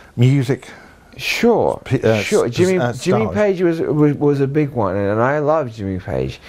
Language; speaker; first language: English; native; English